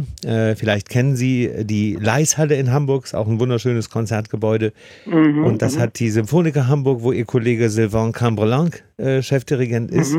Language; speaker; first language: German; native; German